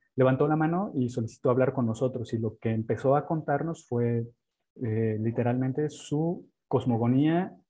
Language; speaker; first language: Spanish; native; Spanish